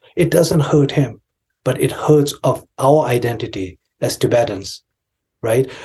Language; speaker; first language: English; non-native, local second language; Tibetan